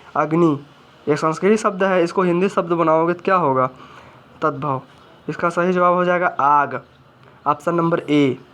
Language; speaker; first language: Hindi; native; Hindi